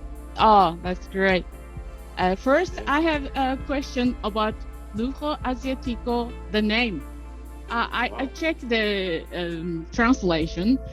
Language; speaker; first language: English; non-native, learner; Japanese